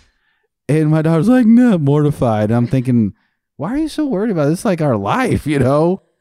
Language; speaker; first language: English; native; English